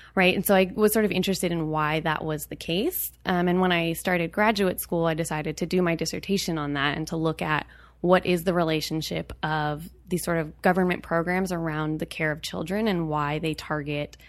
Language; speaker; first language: English; native; English